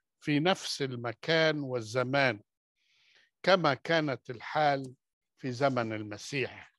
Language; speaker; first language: Arabic; native; Arabic